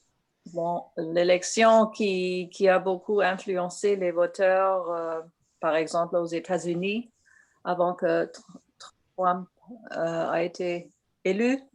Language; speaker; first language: French; non-native, local second language; English